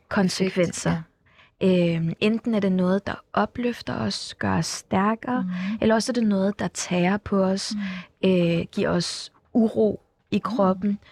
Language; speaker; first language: Danish; early bilingual, other home language; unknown